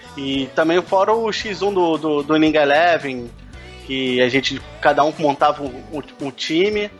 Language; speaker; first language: Portuguese; native; Portuguese